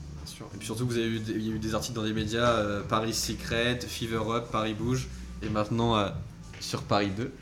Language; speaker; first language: French; native; French